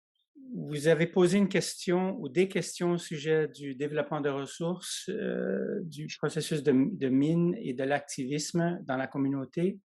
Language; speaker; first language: French; non-native, fluent; English